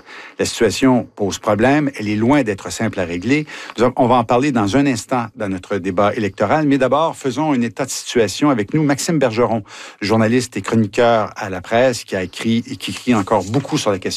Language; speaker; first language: French; native; French